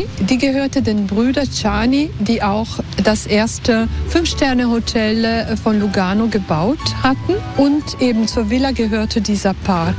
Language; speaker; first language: German; non-native, local second language; Italian